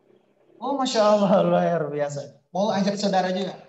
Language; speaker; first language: Indonesian; native; Indonesian